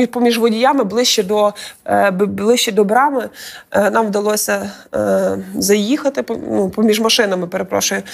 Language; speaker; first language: Ukrainian; native; Ukrainian